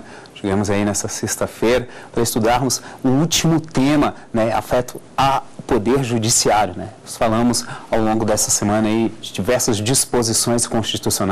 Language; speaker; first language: Portuguese; native; Portuguese